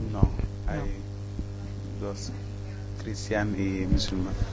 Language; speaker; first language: Spanish; non-native, learner; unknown